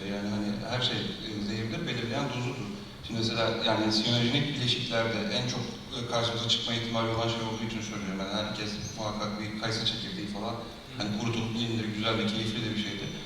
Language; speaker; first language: Turkish; native; Turkish